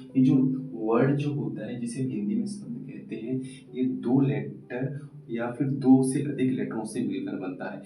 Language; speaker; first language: Hindi; native; Hindi